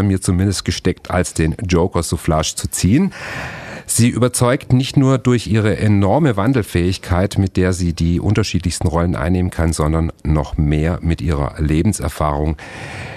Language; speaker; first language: German; native; German